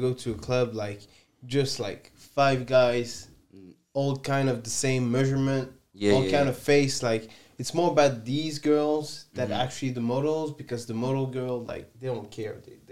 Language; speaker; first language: English; non-native, fluent; French